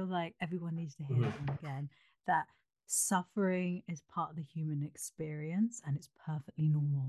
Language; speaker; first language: English; native; English